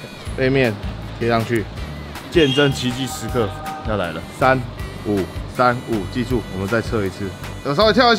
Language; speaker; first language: Chinese; native; Chinese